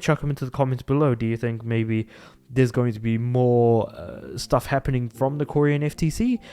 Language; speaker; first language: English; native; English